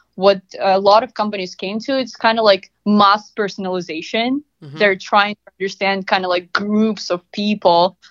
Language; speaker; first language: English; non-native, fluent; Russian